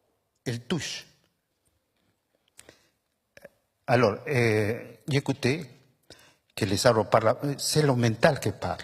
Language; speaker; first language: French; non-native, fluent; Spanish